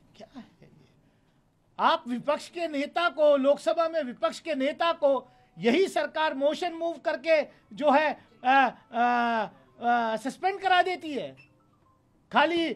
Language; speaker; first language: Hindi; native; Hindi